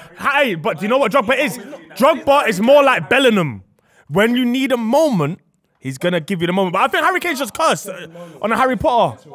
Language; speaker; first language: English; native; English